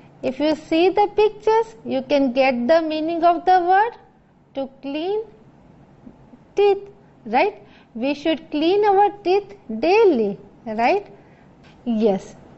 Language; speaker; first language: English; non-native, local second language; Gujarati